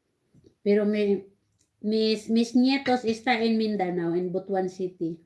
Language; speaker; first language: Spanish; non-native, learner; Cebuano